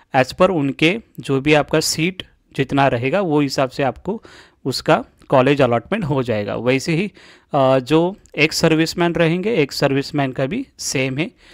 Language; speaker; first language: Hindi; non-native, local second language; Marathi